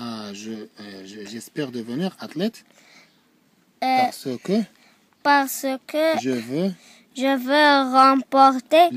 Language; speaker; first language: French; non-native, learner; Arabic